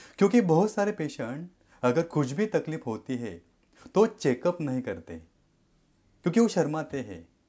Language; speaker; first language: Hindi; non-native, local second language; Marathi